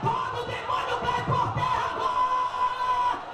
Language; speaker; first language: Portuguese; native; Portuguese